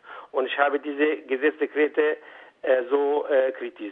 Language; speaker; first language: German; non-native, fluent; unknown